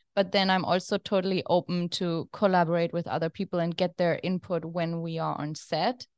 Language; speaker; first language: English; non-native, fluent; German